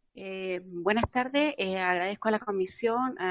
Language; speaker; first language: Spanish; native; Spanish